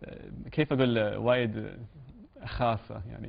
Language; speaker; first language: Arabic; non-native, learner; English